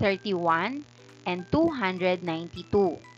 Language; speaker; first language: English; non-native, local second language; Filipino